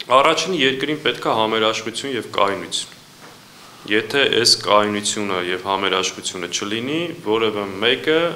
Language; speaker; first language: Armenian; native; Armenian